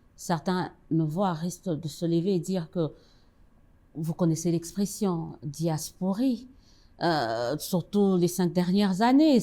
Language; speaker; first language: French; non-native, local second language; Lingala